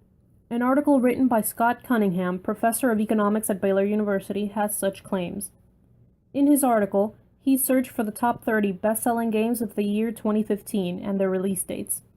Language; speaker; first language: English; native; English